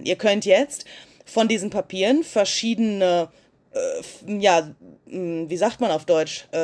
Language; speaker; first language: German; native; German